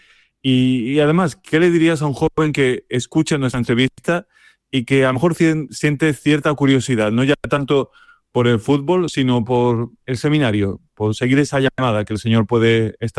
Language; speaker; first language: Spanish; native; Spanish